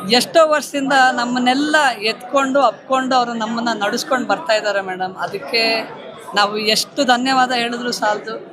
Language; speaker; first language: Kannada; native; Kannada